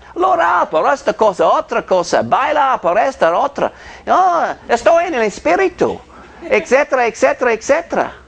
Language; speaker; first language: Spanish; non-native, fluent; English